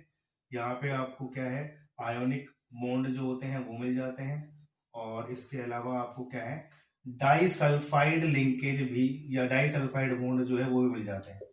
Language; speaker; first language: Hindi; native; Hindi